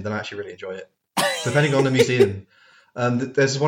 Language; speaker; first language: English; native; English